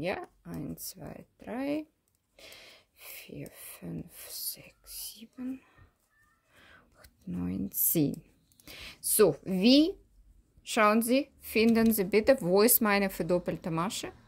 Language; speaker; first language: German; non-native, learner; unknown